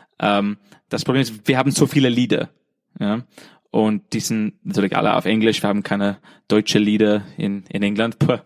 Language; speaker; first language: German; non-native, fluent; English